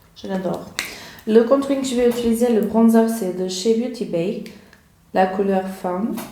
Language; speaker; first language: French; non-native, learner; Portuguese